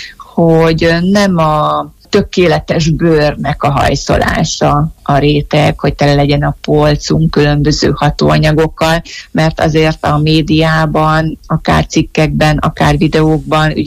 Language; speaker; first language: Hungarian; native; Hungarian